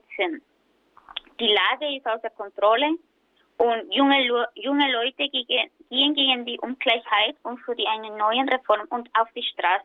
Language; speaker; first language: German; non-native, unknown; Spanish